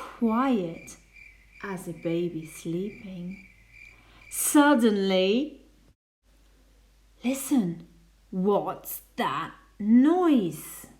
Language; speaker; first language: English; non-native, fluent; Spanish